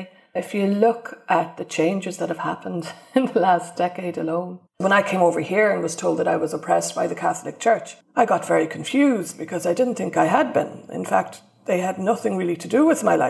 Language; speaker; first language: English; native; English